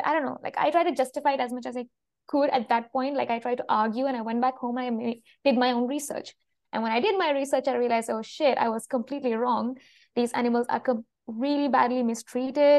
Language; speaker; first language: English; non-native, local second language; Malayalam